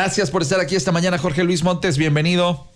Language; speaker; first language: Spanish; native; Spanish